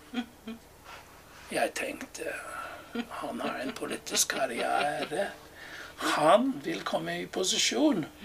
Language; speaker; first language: Norwegian; non-native, fluent; English